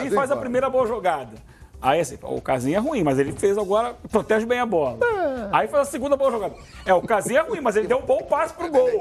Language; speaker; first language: Portuguese; native; Portuguese